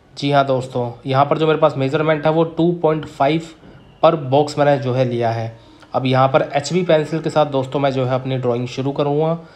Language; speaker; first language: Hindi; native; Hindi